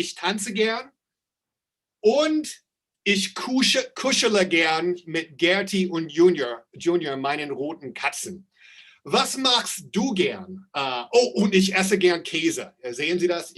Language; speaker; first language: German; non-native, fluent; English